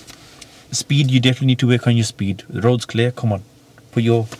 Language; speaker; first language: English; native; English